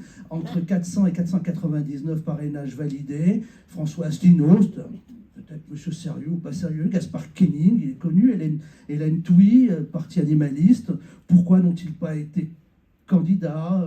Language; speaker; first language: French; native; French